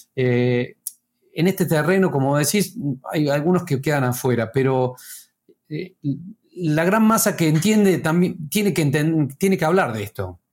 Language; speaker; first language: Spanish; native; Spanish